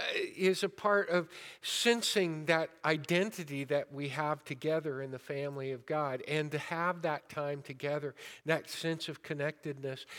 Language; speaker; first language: English; native; English